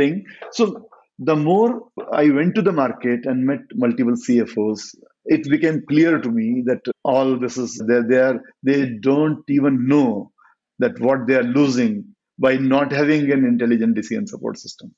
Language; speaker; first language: English; non-native, local second language; Hindi